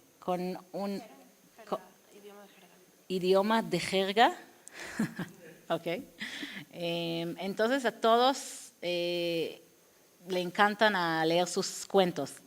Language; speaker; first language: Spanish; non-native, fluent; Hebrew